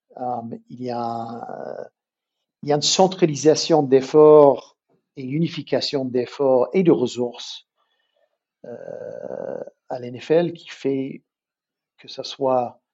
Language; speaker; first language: French; non-native, fluent; English